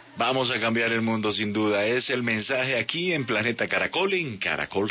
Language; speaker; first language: Spanish; native; Spanish